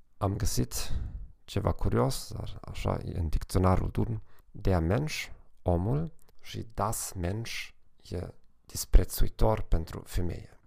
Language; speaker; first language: Romanian; non-native, fluent; German